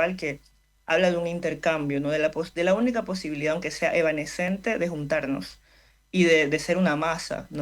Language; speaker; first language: Spanish; native; Spanish